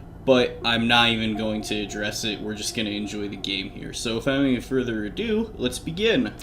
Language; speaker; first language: English; native; English